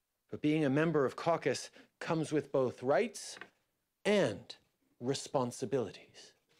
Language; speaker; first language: English; native; English